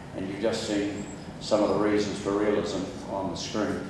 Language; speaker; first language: English; native; English